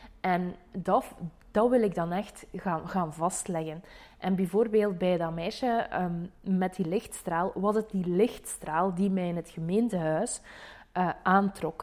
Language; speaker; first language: Dutch; native; Dutch